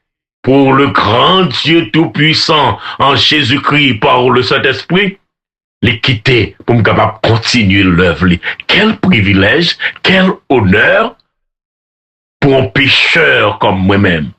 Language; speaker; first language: French; non-native, local second language; Haitian Creole